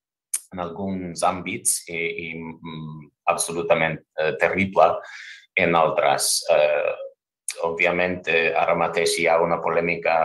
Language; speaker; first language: Catalan; non-native, fluent; English